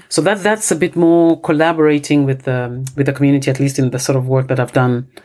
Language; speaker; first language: English; non-native, local second language; Bemba